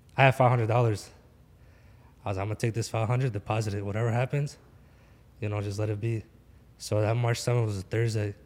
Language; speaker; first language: English; native; English